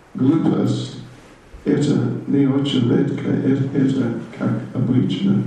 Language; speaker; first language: Russian; non-native, learner; English